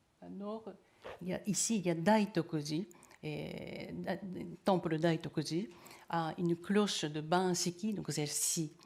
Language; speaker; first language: French; non-native, learner; Japanese